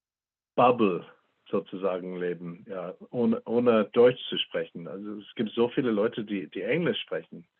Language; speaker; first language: German; non-native, fluent; English